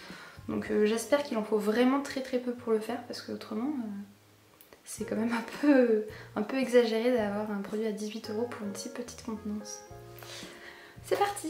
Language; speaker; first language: French; native; French